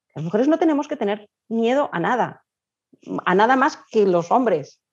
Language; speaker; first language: Spanish; native; Spanish